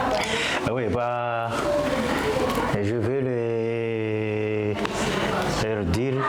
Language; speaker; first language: French; non-native, local second language; Malagasy